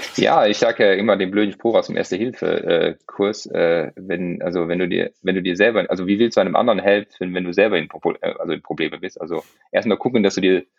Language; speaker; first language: German; non-native, local second language; Luxembourgish